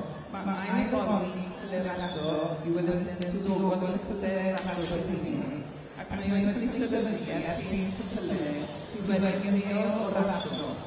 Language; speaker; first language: Welsh; native; Welsh